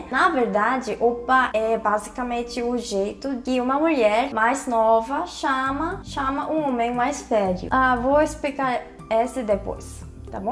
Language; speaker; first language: Portuguese; non-native, fluent; Korean